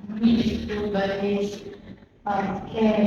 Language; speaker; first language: Indonesian; native; Indonesian